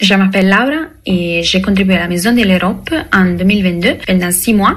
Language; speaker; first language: French; non-native, fluent; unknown